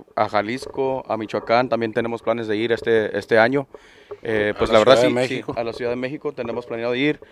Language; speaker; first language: Spanish; native; Spanish